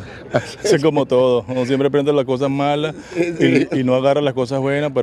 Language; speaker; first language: Spanish; native; Spanish